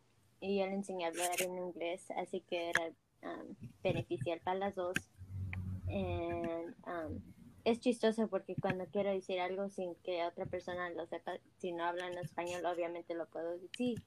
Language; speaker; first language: Spanish; early bilingual, heritage; Spanish